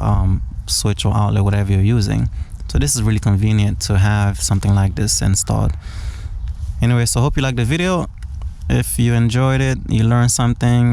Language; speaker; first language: English; native; English